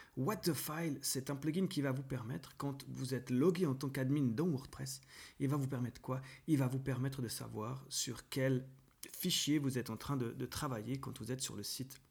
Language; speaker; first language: French; native; French